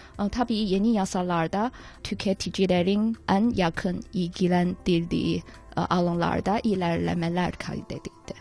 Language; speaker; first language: Turkish; non-native, fluent; Chinese